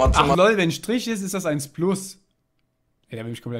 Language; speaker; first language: German; native; German